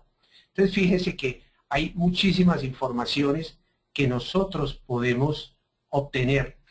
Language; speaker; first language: Spanish; native; Spanish